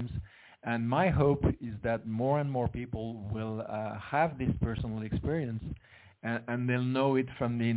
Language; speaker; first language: English; non-native, fluent; French